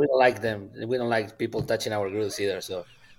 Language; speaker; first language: English; non-native, fluent; Spanish